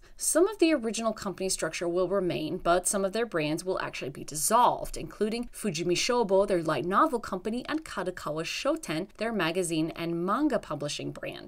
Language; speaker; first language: English; native; English